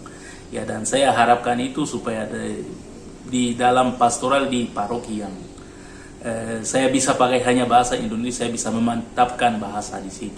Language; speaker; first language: Indonesian; non-native, learner; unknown